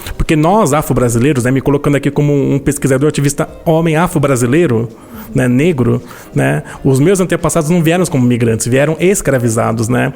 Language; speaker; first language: Portuguese; native; Portuguese